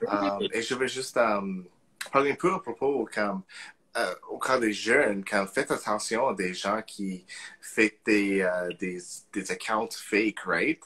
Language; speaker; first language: French; non-native, local second language; English